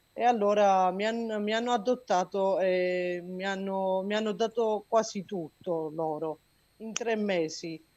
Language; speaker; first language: Italian; non-native, fluent; Georgian